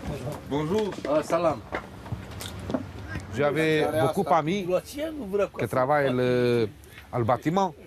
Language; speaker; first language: French; non-native, learner; Romanian